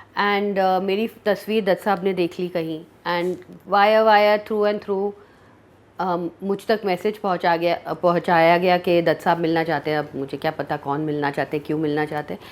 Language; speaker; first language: Hindi; early bilingual, heritage; Hindi